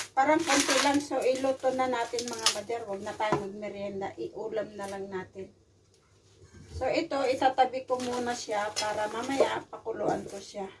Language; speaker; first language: Filipino; non-native, local second language; Iloko